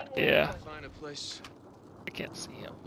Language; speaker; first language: English; native; English